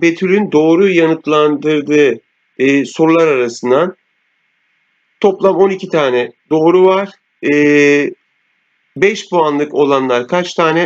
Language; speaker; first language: Turkish; native; Turkish